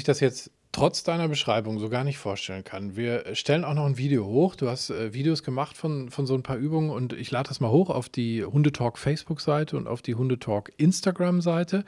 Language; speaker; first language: German; native; German